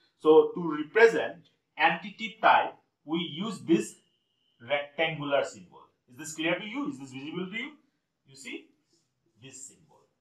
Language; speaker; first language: English; non-native, local second language; Assamese